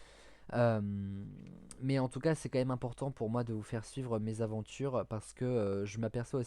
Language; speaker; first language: French; native; French